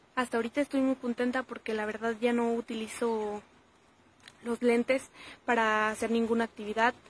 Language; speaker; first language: Spanish; native; Spanish